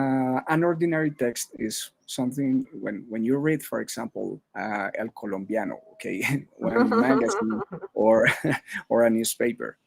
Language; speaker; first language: English; non-native, learner; Spanish